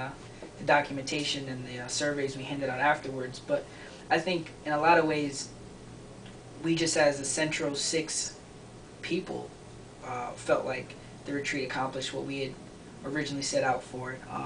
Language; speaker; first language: English; native; English